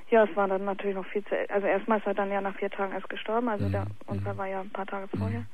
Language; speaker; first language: German; native; German